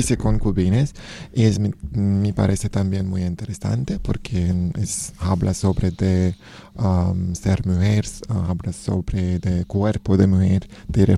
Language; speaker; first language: Spanish; non-native, learner; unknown